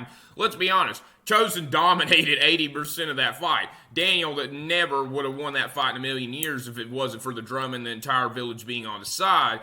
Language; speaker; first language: English; native; English